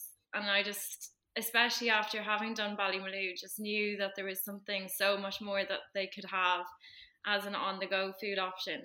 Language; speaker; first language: English; native; English